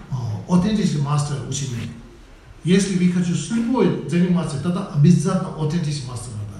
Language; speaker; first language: Russian; non-native, learner; Tibetan